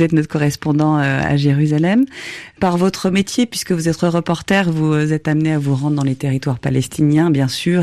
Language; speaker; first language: French; native; French